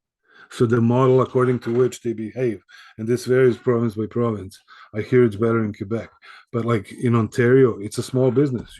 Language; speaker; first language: English; early bilingual, other home language; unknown